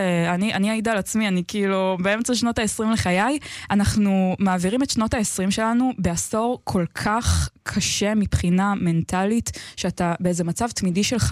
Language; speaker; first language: Hebrew; native; Hebrew